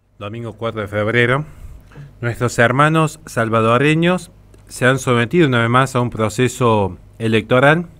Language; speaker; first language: Spanish; native; Spanish